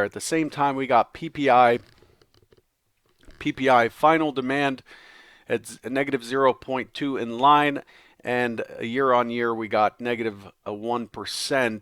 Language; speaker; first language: English; native; English